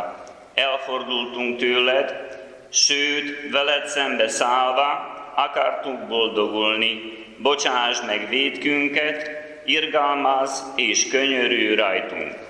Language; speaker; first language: Hungarian; native; Hungarian